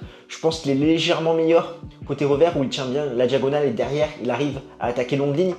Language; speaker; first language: French; native; French